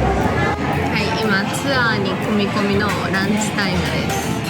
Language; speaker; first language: Japanese; native; Japanese